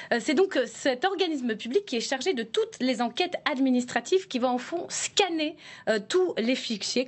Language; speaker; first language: French; native; French